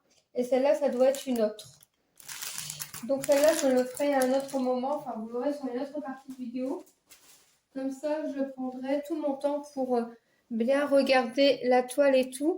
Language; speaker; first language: French; native; French